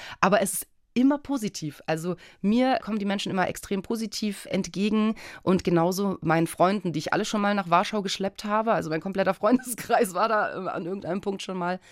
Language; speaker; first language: German; early bilingual, other home language; Polish